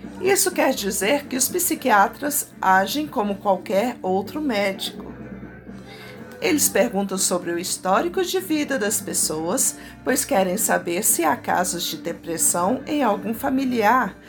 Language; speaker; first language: Portuguese; native; Portuguese